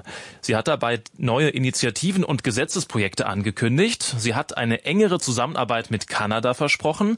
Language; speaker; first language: German; native; German